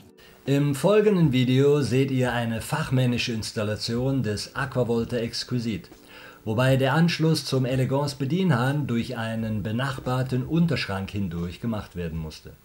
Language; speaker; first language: German; native; German